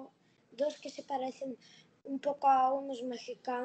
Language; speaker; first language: Spanish; early bilingual, heritage; Spanish